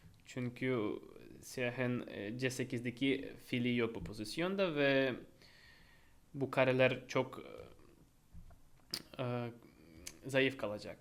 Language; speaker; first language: Turkish; non-native, fluent; Russian